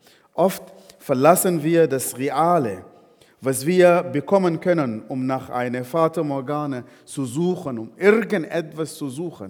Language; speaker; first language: German; non-native, fluent; Arabic